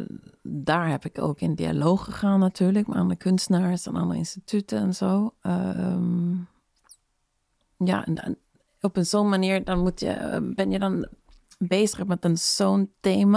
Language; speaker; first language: Dutch; non-native, fluent; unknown